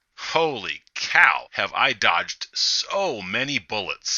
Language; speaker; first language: English; native; English